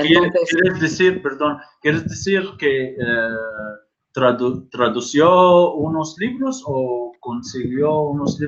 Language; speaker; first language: Spanish; non-native, fluent; Arabic